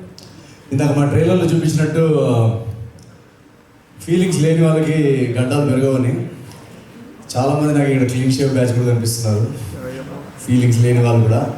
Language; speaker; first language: Telugu; native; Telugu